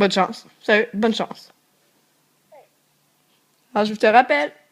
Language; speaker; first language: French; native; French